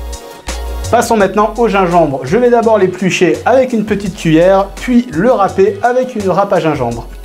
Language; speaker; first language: French; native; French